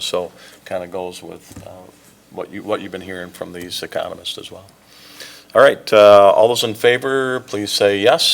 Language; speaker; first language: English; native; English